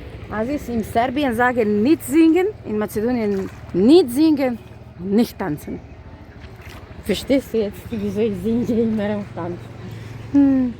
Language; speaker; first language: German; non-native, learner; Macedonian